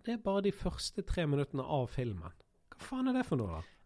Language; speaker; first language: Norwegian; native; Norwegian